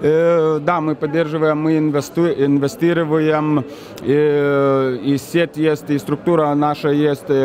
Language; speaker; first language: Russian; non-native, fluent; Lithuanian